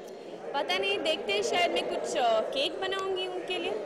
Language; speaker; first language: Hindi; non-native, learner; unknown